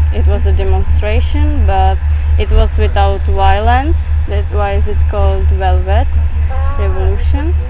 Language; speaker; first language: English; non-native, fluent; Czech